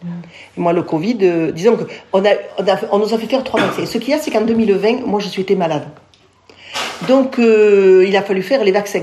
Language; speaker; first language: French; native; French